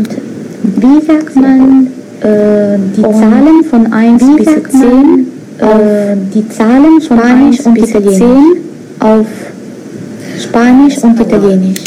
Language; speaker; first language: German; non-native, fluent; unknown